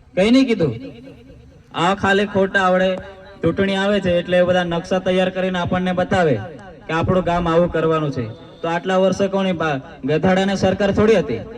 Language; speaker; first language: Gujarati; non-native, local second language; Rathawi